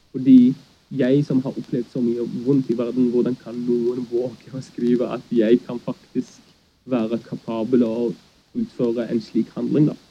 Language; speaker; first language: Norwegian; early bilingual, other home language; Arabic